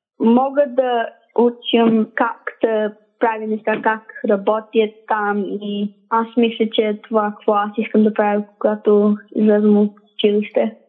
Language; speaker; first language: Bulgarian; early bilingual, heritage; Bulgarian